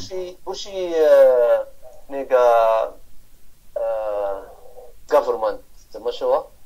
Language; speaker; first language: Chinese; non-native, learner; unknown